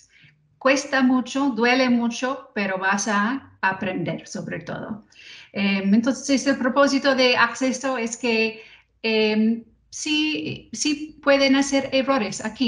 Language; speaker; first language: Spanish; non-native, fluent; English